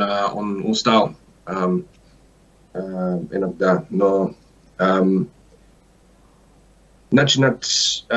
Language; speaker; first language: Russian; non-native, learner; English